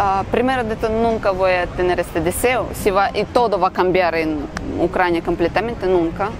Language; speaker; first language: Spanish; non-native, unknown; Russian